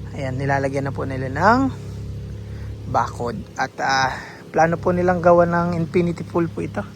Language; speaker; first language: Filipino; native; Filipino